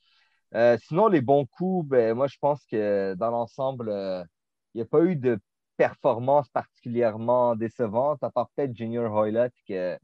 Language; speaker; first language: French; native; French